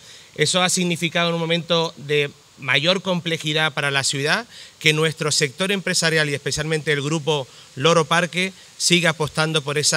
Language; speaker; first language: Spanish; native; Spanish